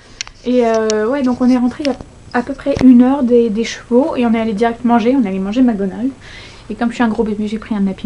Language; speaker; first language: French; native; French